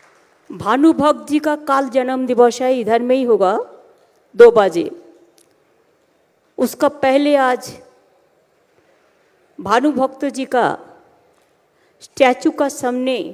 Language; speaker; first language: Hindi; non-native, local second language; Bangla